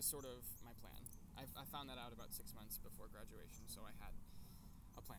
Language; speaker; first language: English; native; English